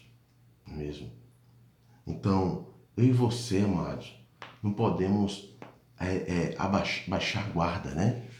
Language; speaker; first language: Portuguese; native; Portuguese